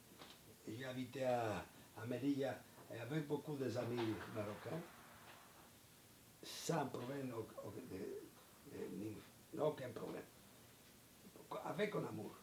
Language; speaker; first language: French; non-native, learner; Spanish